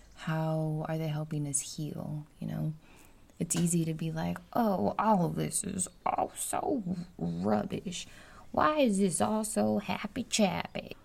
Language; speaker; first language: English; early bilingual, other home language; Spanish